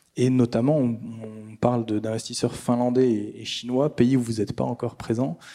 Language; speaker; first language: French; native; French